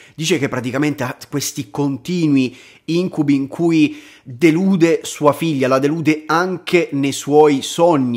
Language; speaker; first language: Italian; native; Italian